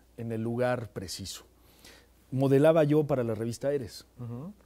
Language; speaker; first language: Spanish; native; Spanish